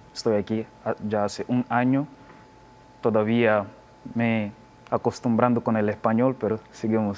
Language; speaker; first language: Spanish; non-native, learner; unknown